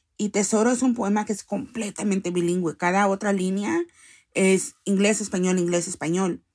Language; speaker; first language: Spanish; early bilingual, heritage; Spanish